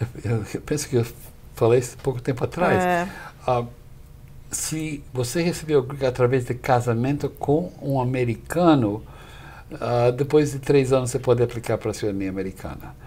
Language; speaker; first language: Portuguese; non-native, fluent; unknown